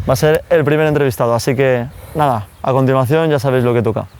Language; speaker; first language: Spanish; native; Spanish